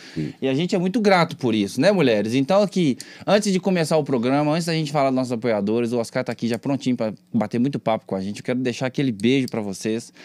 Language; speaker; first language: Portuguese; native; Portuguese